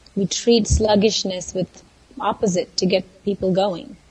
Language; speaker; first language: English; non-native, local second language; Kannada